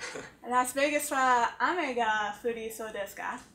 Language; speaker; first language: Japanese; non-native, learner; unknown